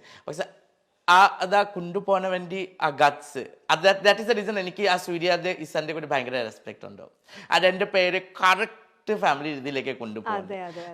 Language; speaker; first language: Malayalam; non-native, fluent; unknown